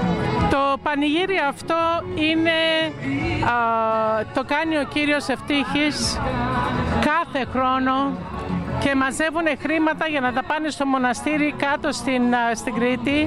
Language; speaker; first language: Greek; early bilingual, heritage; Greek